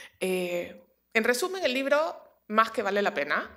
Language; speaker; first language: Spanish; native; Spanish